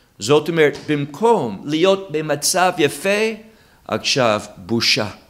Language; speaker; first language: Hebrew; non-native, fluent; English